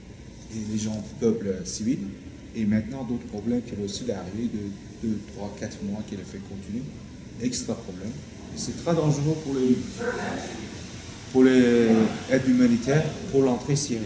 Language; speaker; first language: French; non-native, learner; Turkish